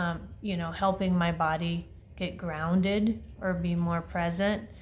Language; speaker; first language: English; native; English